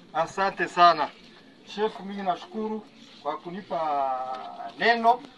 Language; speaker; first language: Swahili; non-native, local second language; Kinyarwanda